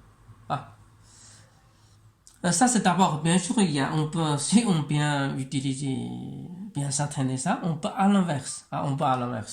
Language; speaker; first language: French; non-native, learner; Chinese